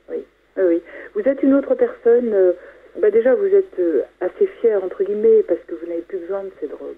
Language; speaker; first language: French; native; French